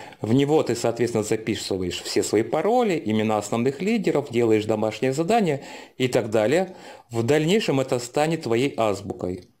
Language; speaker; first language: Russian; native; Russian